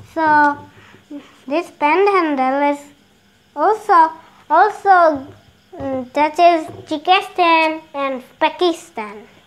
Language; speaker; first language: English; non-native, local second language; Bangla